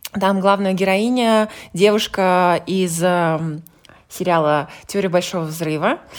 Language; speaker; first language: Russian; native; Russian